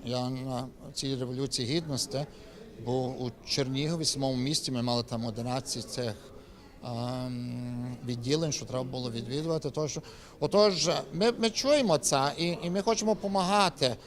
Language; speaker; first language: Ukrainian; early bilingual, heritage; Ukrainian